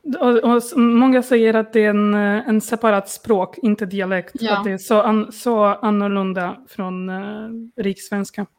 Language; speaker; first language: Swedish; non-native, learner; Polish